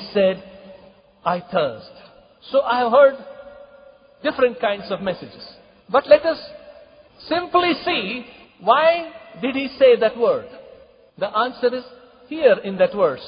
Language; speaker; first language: English; non-native, local second language; Kannada